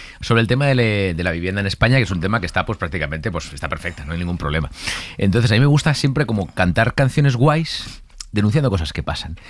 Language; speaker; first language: Spanish; native; Spanish